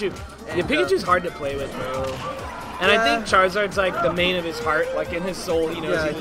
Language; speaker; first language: English; native; English